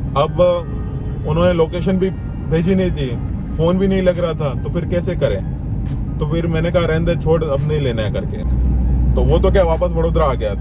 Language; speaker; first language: Hindi; non-native, local second language; Rajasthani